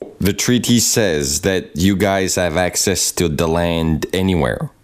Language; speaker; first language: English; non-native, local second language; French